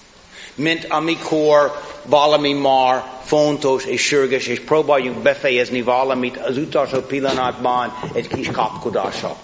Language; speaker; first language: Hungarian; non-native, fluent; English